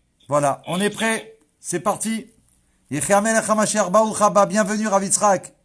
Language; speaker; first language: French; native; French